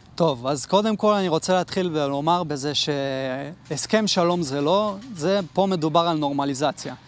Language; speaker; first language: Hebrew; native; Hebrew